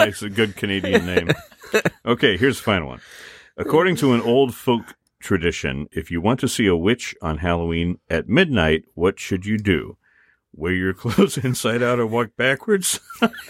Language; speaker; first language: English; native; English